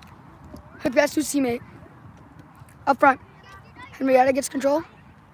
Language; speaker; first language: English; native; English